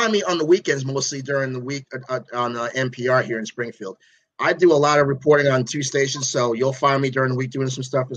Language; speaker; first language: English; native; English